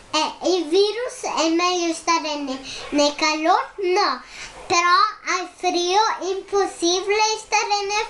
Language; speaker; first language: Spanish; early bilingual, heritage; Spanish